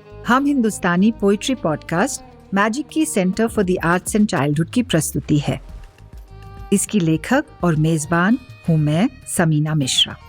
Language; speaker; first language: Hindi; native; Hindi